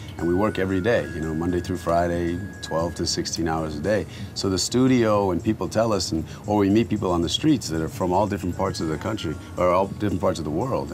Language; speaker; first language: English; native; English